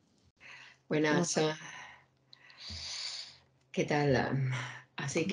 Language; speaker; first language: Spanish; native; Spanish